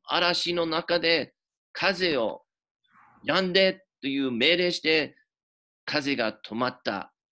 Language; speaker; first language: Japanese; non-native, fluent; English